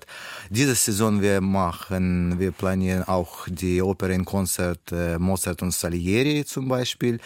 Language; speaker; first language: German; non-native, learner; Russian